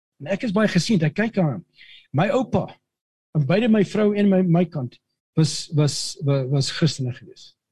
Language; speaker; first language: Afrikaans; native; Afrikaans